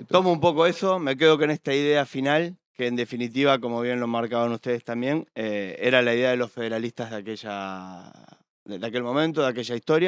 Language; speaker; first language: Spanish; native; Spanish